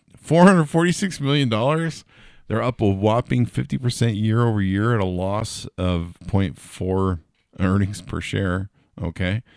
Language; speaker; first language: English; native; English